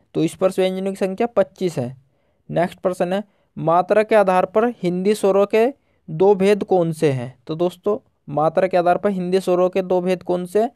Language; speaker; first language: Hindi; native; Hindi